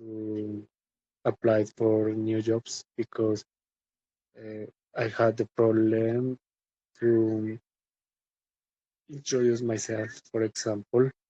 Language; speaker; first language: English; non-native, learner; Spanish